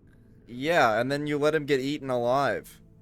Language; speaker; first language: English; native; English